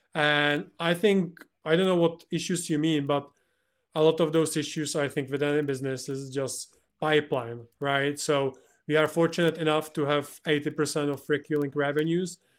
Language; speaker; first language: English; non-native, fluent; Czech